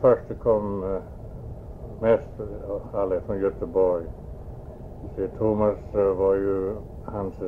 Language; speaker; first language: Swedish; early bilingual, heritage; Swedish